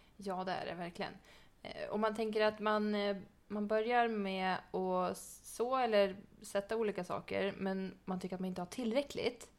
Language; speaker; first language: Swedish; native; Swedish